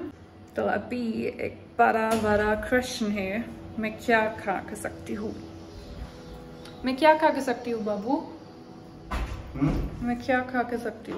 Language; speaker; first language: Hindi; non-native, learner; German